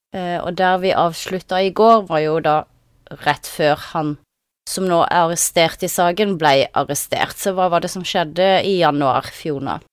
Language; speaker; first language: Norwegian; native; Norwegian